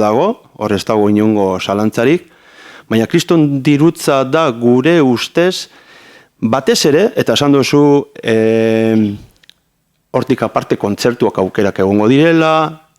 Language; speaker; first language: Basque; native; Basque